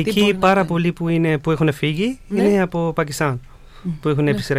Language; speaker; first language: Greek; early bilingual, other home language; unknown